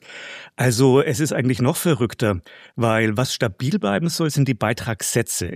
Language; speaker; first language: German; native; German